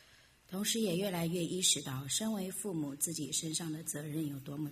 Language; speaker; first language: Chinese; native; Chinese